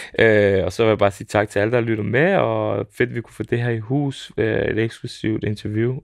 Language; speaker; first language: Danish; early bilingual, other home language; Serbian